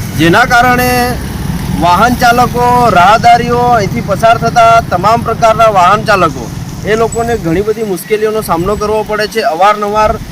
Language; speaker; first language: Gujarati; native; Gujarati